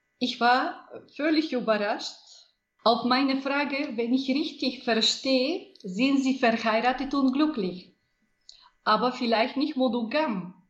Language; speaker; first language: German; non-native, fluent; Bulgarian